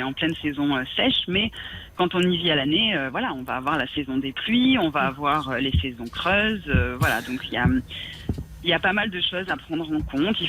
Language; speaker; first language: French; native; French